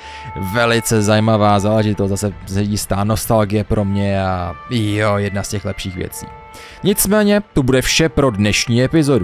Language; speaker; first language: Czech; native; Czech